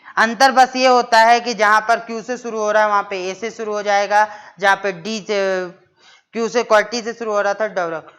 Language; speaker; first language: Hindi; native; Hindi